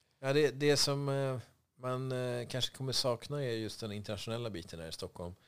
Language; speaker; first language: Swedish; native; Swedish